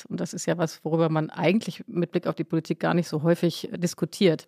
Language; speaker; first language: German; native; German